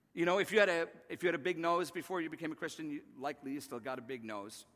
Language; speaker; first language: English; native; English